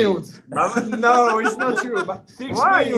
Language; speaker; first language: English; non-native, learner; Italian